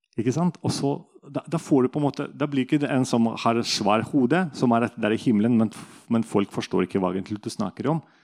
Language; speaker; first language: Norwegian; non-native, fluent; Russian